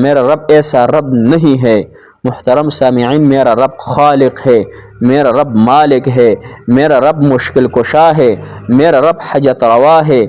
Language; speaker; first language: Urdu; non-native, local second language; Pashto